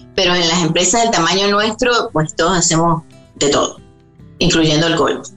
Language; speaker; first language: Spanish; native; Spanish